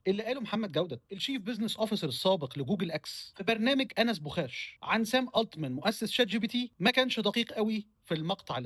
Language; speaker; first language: Arabic; native; Arabic